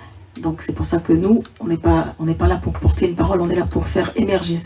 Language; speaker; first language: French; native; French